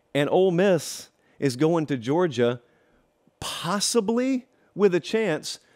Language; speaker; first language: English; native; English